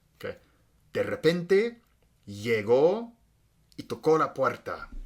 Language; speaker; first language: Spanish; non-native, fluent; English